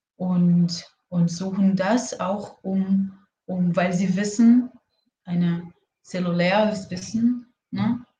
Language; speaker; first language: German; non-native, fluent; Portuguese